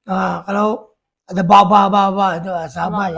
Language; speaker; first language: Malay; non-native, local second language; Filipino